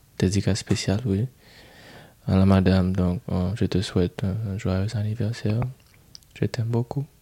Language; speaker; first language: French; non-native, local second language; Haitian Creole